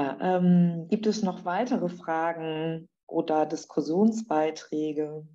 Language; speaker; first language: German; native; German